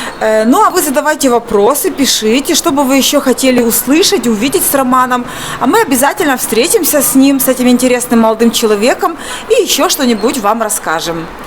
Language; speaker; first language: Russian; native; Russian